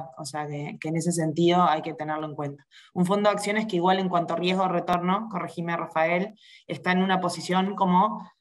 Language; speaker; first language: Spanish; native; Spanish